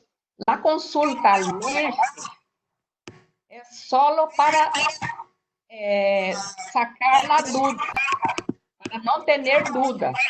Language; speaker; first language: Spanish; non-native, learner; Portuguese